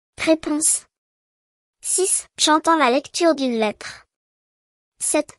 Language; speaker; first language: French; non-native, local second language; Arabic